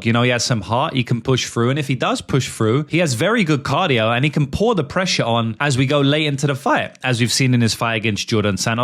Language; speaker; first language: English; native; English